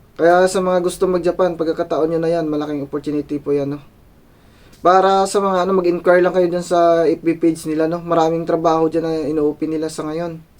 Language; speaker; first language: Filipino; non-native, local second language; Cebuano